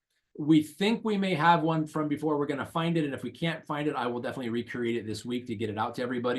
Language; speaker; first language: English; native; English